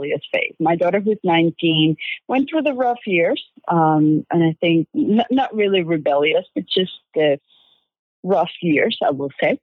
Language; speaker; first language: English; non-native, fluent; Spanish